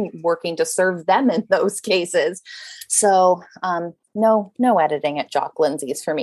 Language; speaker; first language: English; native; English